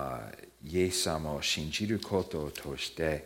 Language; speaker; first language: Japanese; early bilingual, heritage; Japanese